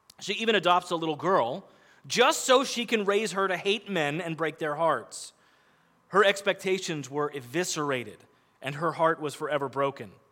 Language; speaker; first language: English; native; English